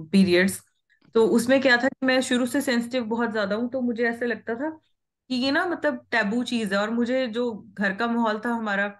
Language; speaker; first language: Hindi; non-native, local second language; Punjabi